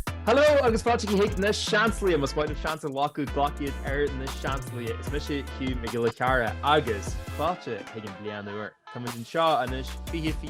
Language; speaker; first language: Irish; non-native, local second language; English